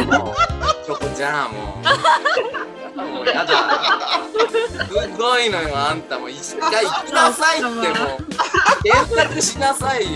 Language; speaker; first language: Japanese; native; Japanese